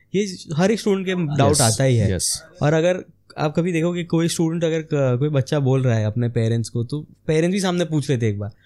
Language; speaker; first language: Hindi; non-native, local second language; Gujarati